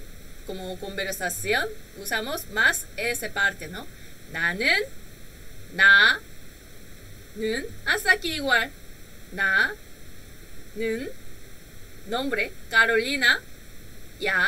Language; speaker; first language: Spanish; non-native, learner; Korean